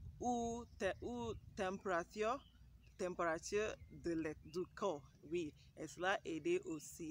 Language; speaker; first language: French; non-native, learner; English